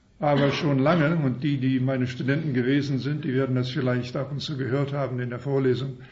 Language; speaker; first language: German; early bilingual, heritage; German